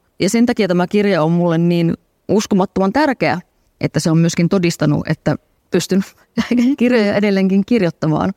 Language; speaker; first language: Finnish; native; Finnish